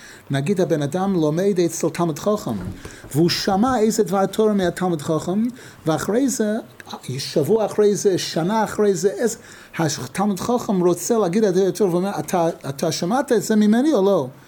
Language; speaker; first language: Hebrew; non-native, fluent; English